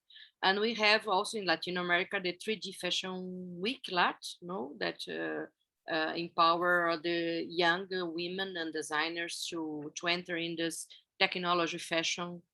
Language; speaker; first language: English; non-native, fluent; Portuguese